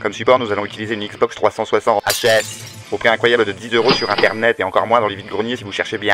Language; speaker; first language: French; native; French